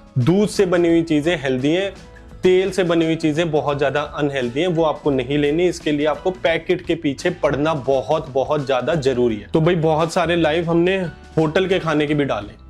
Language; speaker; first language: Hindi; native; Hindi